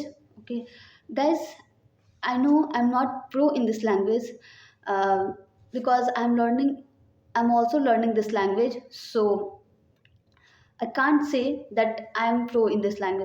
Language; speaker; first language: English; non-native, learner; Hindi